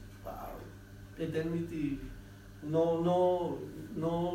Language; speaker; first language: English; non-native, learner; Spanish